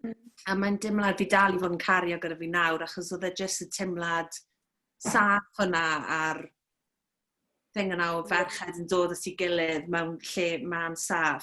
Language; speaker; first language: Welsh; native; Welsh